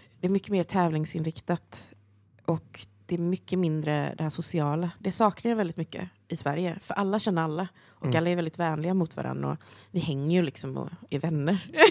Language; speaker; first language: Swedish; early bilingual, other home language; Chinese